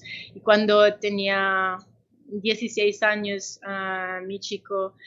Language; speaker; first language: Spanish; non-native, fluent; Italian